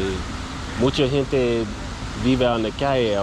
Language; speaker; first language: Spanish; non-native, learner; English